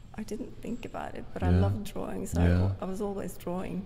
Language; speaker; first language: English; non-native, fluent; Norwegian